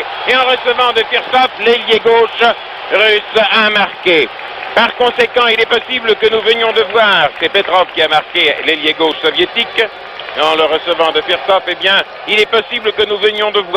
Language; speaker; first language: French; native; French